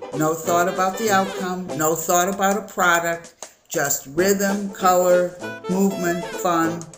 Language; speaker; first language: English; native; English